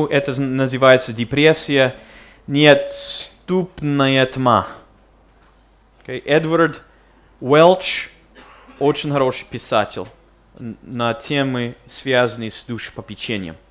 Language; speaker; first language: Russian; non-native, fluent; English